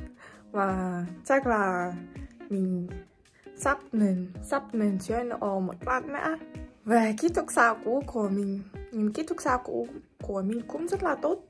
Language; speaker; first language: Vietnamese; non-native, fluent; Russian